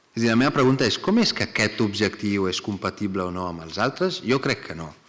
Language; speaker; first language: Catalan; non-native, fluent; Italian